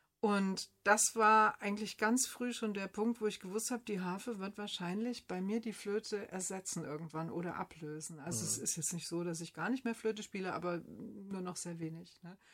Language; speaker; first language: German; native; German